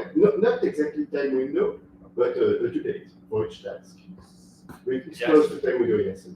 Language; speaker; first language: English; non-native, fluent; French